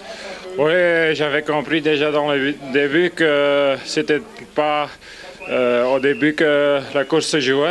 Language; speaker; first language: French; non-native, fluent; Dutch